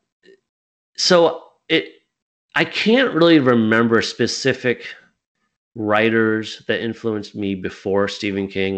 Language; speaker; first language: English; native; English